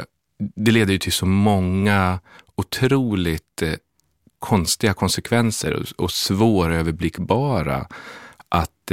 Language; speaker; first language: Swedish; native; Swedish